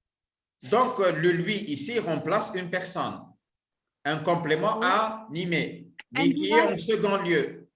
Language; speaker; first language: French; non-native, local second language; Arabic